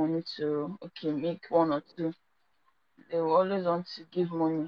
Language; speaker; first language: English; non-native, local second language; Igbo